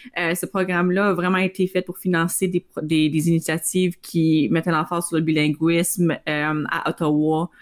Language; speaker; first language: French; native; French